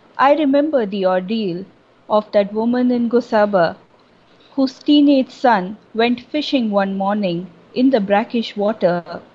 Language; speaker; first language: English; non-native, local second language; Bangla